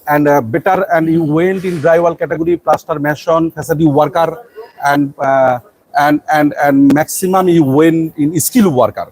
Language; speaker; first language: English; non-native, local second language; Bangla